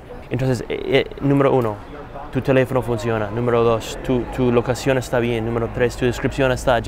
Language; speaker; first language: Spanish; non-native, fluent; English